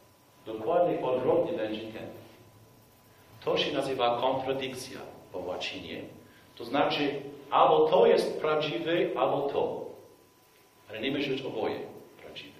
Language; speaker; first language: Polish; non-native, fluent; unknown